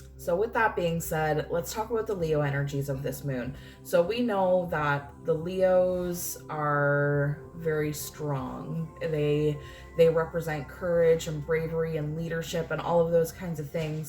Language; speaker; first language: English; native; English